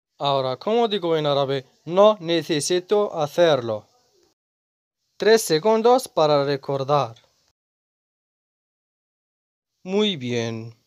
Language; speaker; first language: Spanish; non-native, fluent; Arabic